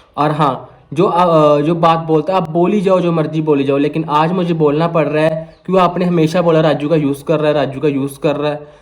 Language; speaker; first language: Hindi; non-native, local second language; Punjabi